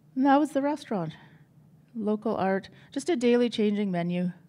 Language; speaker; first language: English; native; English